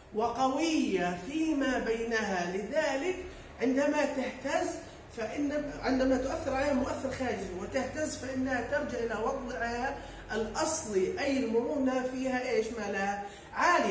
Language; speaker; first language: Arabic; native; Arabic